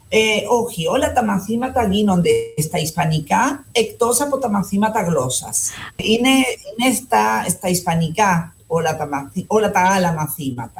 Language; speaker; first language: Greek; non-native, fluent; Spanish